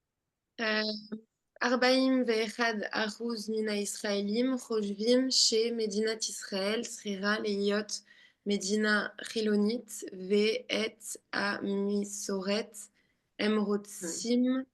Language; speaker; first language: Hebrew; non-native, learner; French